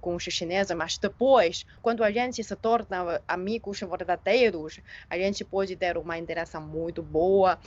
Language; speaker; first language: Portuguese; non-native, fluent; Chinese